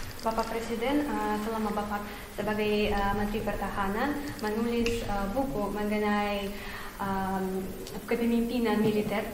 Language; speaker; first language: Indonesian; non-native, fluent; Russian